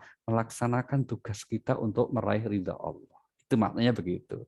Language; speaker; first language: Indonesian; native; Indonesian